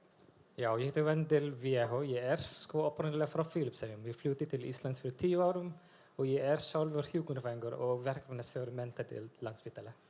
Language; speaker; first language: Icelandic; non-native, fluent; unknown